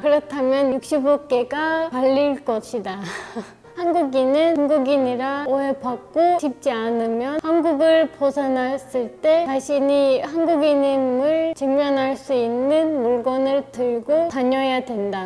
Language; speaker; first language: Korean; non-native, fluent; Turkish